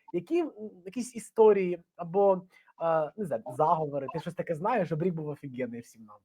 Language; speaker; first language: Ukrainian; native; Ukrainian